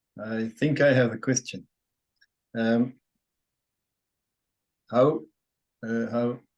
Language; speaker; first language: English; non-native, fluent; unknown